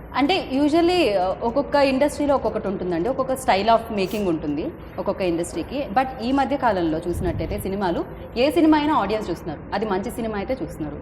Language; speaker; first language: Telugu; native; Telugu